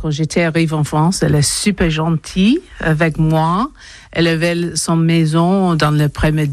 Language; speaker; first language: French; non-native, learner; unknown